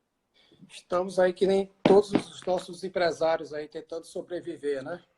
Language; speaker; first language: Portuguese; native; Portuguese